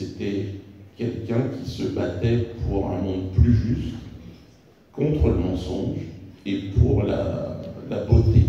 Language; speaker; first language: French; native; French